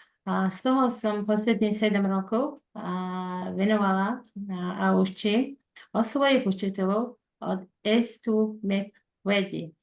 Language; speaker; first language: Slovak; non-native, fluent; Mongolian